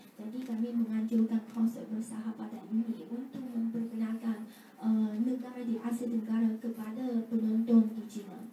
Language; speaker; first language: Malay; non-native, fluent; Chinese